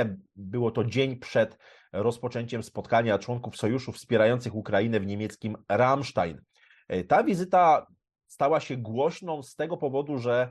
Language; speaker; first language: Polish; native; Polish